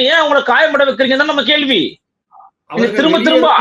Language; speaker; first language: Tamil; native; Tamil